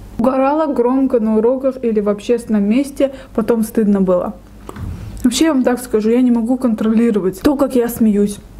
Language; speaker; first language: Russian; non-native, local second language; Lezghian